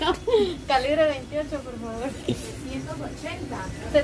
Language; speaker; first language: Spanish; native; Spanish